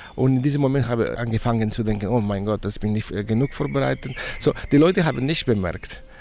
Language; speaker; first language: German; non-native, fluent; Spanish